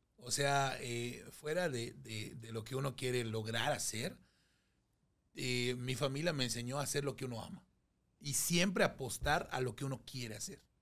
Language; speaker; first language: Spanish; native; Spanish